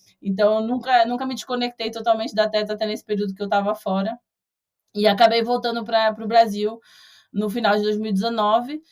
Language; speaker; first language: Portuguese; native; Portuguese